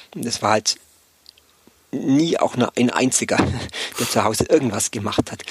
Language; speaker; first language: German; native; German